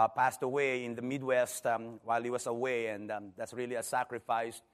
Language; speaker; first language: English; non-native, local second language; Filipino